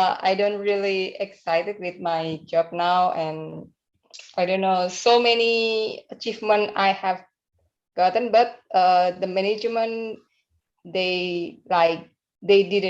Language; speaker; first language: English; non-native, learner; Indonesian